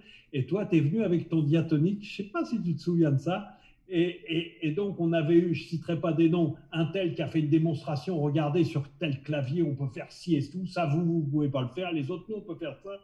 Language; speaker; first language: French; native; French